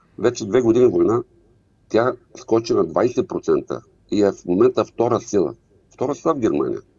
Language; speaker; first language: Bulgarian; non-native, local second language; Turkish